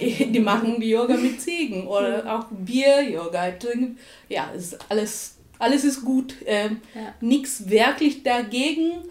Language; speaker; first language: German; non-native, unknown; Tamil